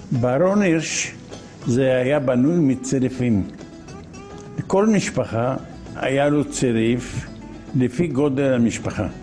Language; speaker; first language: Hebrew; non-native, fluent; Ladino